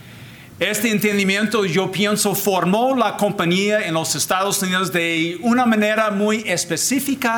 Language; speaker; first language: Spanish; non-native, fluent; English